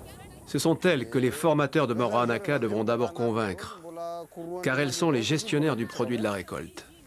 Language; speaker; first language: French; native; French